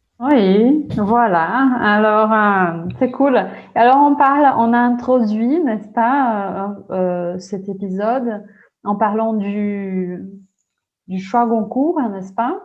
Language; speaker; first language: French; non-native, fluent; Portuguese